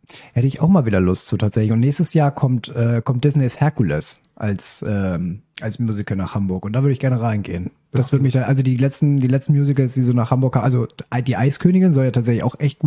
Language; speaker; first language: German; native; German